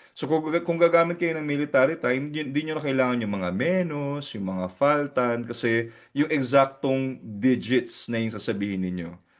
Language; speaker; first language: Filipino; native; Filipino